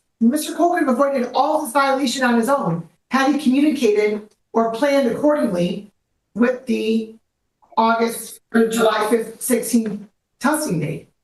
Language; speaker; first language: English; native; English